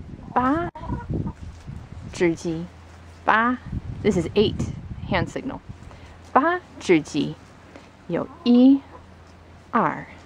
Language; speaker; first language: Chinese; non-native, fluent; English